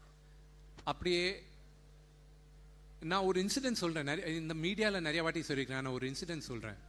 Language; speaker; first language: Tamil; non-native, fluent; Telugu